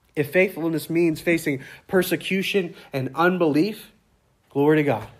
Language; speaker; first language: English; native; English